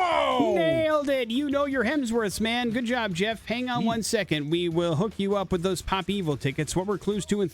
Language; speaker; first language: English; native; English